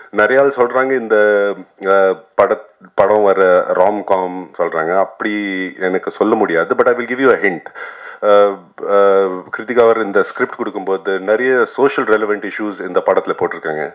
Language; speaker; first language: Tamil; non-native, fluent; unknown